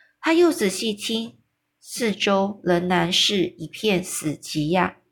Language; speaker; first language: Chinese; native; Chinese